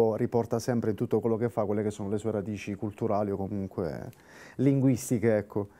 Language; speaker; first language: Italian; native; Italian